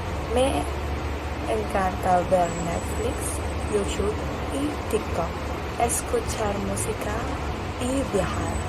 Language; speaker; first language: Spanish; non-native, learner; Filipino